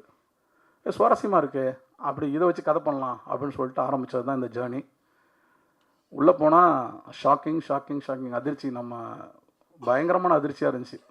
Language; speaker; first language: Tamil; native; Tamil